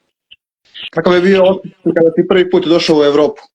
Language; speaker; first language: Croatian; native; Croatian